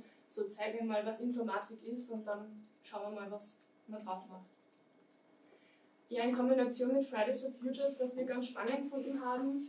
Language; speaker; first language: German; native; German